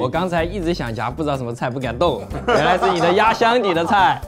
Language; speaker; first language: Chinese; native; Chinese